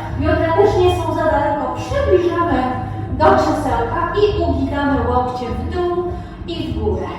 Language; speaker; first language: Polish; native; Polish